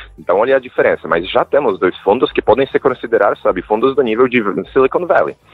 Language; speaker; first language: Portuguese; non-native, fluent; Polish